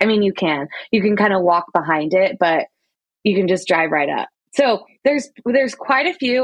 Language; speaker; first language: English; native; English